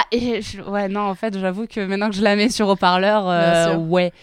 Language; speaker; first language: French; native; French